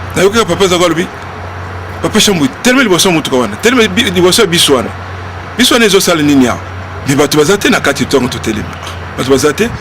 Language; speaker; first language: Lingala; non-native, local second language; Luba-Lulua